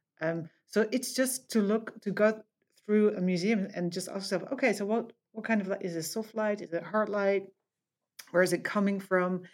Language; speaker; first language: English; non-native, fluent; Dutch